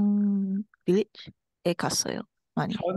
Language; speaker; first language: Korean; non-native, learner; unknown